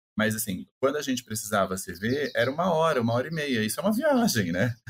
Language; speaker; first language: Portuguese; native; Portuguese